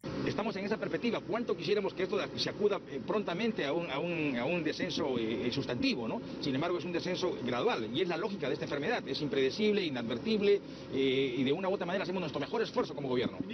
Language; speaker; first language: Spanish; native; Spanish